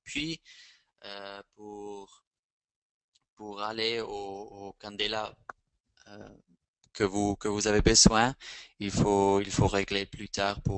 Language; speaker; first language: French; non-native, fluent; Spanish